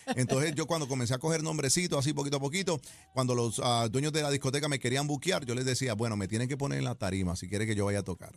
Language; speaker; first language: Spanish; early bilingual, heritage; Spanish